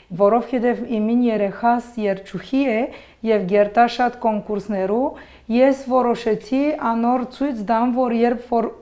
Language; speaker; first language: Armenian; early bilingual, heritage; Armenian